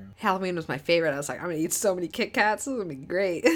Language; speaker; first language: English; native; English